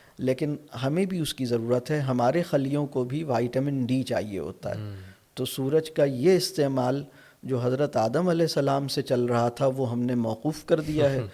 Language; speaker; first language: Urdu; native; Urdu